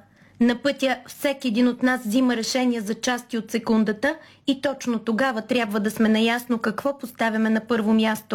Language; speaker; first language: Bulgarian; native; Bulgarian